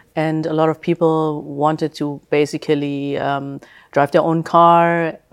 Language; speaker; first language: English; early bilingual, other home language; German